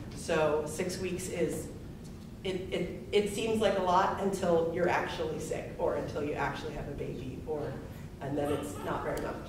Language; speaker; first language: English; native; English